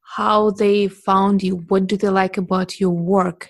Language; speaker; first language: English; non-native, fluent; Russian